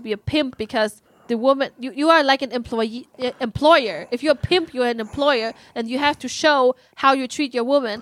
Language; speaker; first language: English; non-native, fluent; German